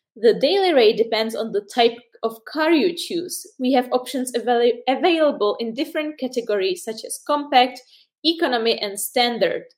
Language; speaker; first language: English; non-native, fluent; Czech